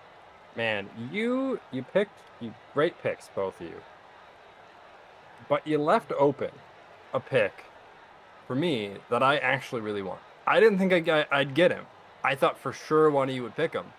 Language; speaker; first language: English; native; English